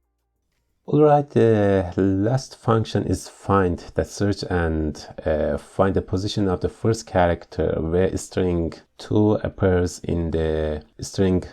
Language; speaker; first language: English; non-native, fluent; Persian